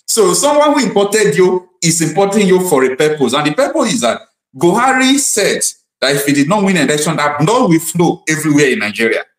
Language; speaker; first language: English; non-native, local second language; Igbo